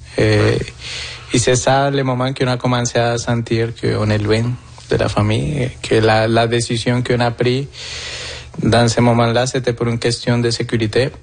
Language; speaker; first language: French; non-native, fluent; Spanish